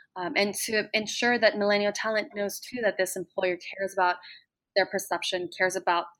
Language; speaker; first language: English; native; English